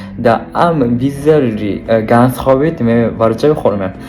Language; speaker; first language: Georgian; non-native, learner; Japanese